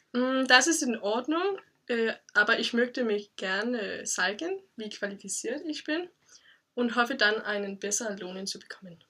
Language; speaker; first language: German; non-native, learner; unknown